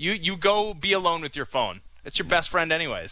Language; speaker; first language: English; native; English